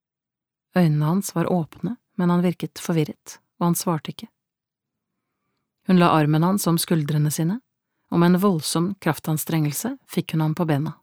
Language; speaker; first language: Norwegian; native; Norwegian